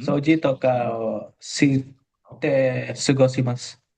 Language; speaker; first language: Japanese; non-native, learner; Indonesian